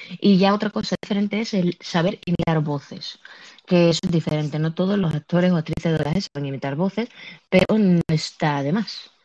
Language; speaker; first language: Spanish; native; Spanish